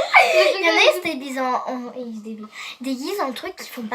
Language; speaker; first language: French; native; French